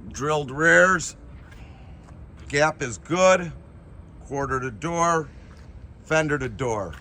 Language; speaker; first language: English; native; English